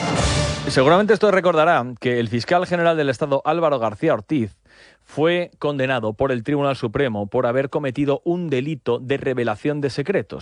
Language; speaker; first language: Spanish; native; Spanish